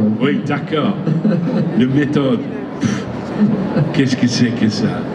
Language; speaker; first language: French; non-native, learner; English